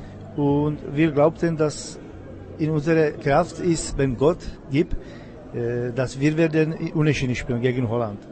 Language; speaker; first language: German; non-native, learner; Czech